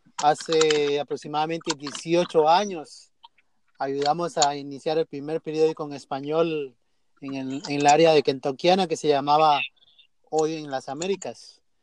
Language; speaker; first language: Spanish; native; Spanish